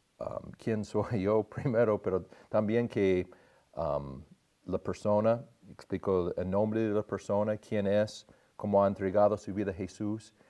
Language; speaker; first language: Spanish; non-native, fluent; English